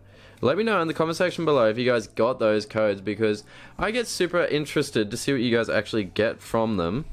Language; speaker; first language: English; native; English